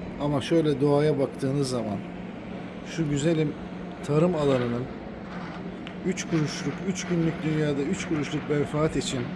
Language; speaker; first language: Turkish; native; Turkish